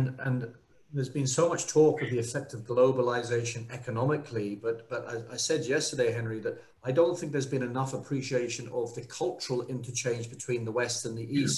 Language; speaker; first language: English; native; English